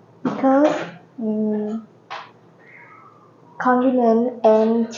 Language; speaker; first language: English; non-native, learner; Vietnamese